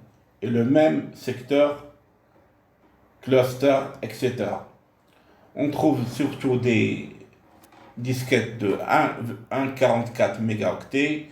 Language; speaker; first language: French; non-native, local second language; Arabic